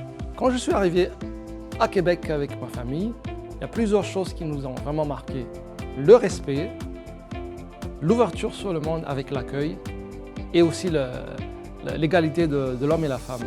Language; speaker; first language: French; non-native, local second language; Malagasy